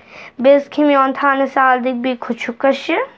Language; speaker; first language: Turkish; non-native, learner; Urdu